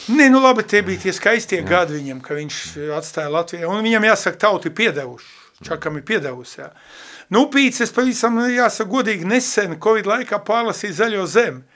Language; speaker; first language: Latvian; native; Latvian